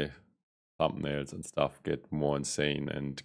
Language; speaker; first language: English; non-native, fluent; German